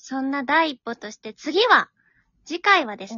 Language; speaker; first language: Japanese; native; Japanese